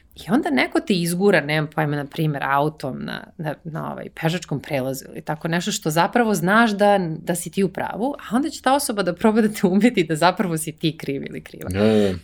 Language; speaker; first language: Serbian; native; Serbian